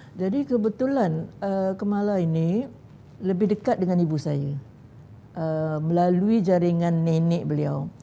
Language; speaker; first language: Malay; native; Malay